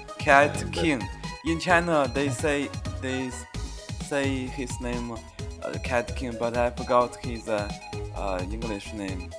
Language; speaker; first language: English; non-native, learner; Chinese